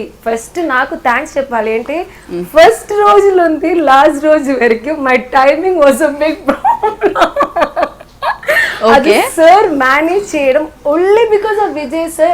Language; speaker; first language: Telugu; non-native, learner; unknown